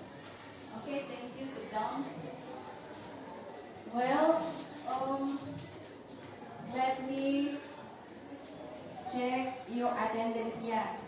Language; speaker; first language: English; non-native, fluent; Indonesian